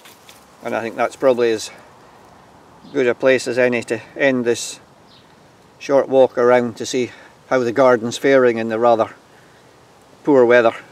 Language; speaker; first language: English; native; English